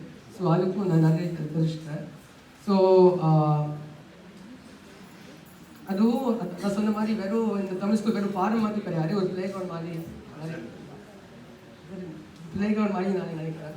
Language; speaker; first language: Tamil; early bilingual, heritage; Tamil